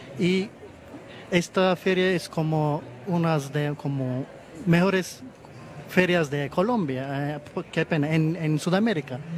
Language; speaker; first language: Spanish; non-native, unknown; Turkish